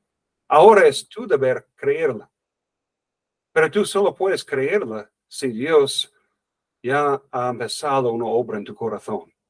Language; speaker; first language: Spanish; non-native, fluent; English